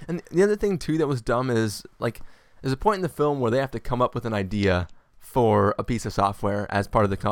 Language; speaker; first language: English; native; English